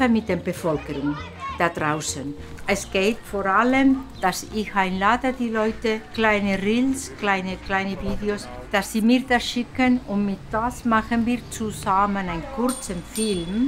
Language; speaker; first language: German; non-native, learner; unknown